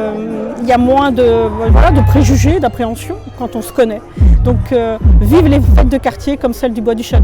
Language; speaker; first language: French; native; French